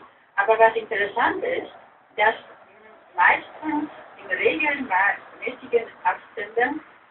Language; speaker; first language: German; non-native, fluent; Polish